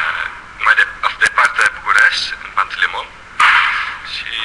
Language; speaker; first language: Romanian; non-native, learner; Dutch